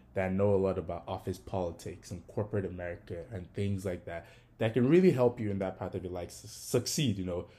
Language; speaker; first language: English; non-native, local second language; Yoruba